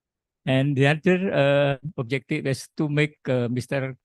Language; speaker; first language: English; non-native, learner; Indonesian